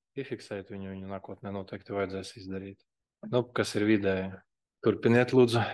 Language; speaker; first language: Latvian; non-native, local second language; Russian